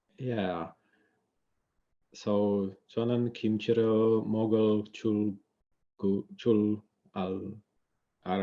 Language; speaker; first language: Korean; non-native, learner; English